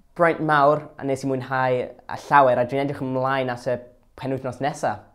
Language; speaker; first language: Welsh; non-native, local second language; English